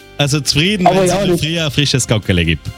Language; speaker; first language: German; native; German